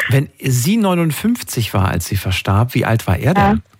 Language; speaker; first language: German; native; German